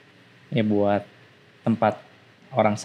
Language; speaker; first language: Indonesian; non-native, local second language; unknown